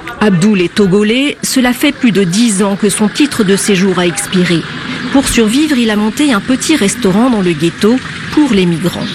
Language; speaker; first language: French; native; French